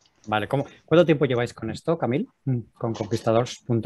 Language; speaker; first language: Spanish; native; Spanish